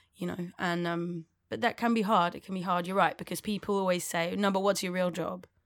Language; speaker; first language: English; native; English